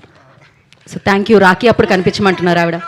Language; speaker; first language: Telugu; native; Telugu